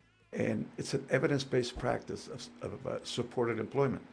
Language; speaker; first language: English; early bilingual, other home language; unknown